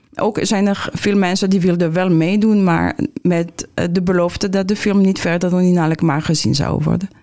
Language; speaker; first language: Dutch; non-native, fluent; French